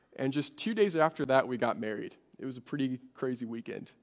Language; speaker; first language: English; native; English